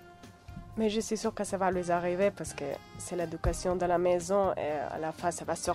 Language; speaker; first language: French; non-native, fluent; Catalan